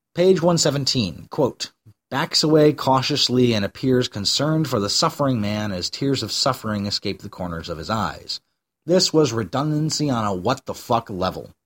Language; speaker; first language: English; native; English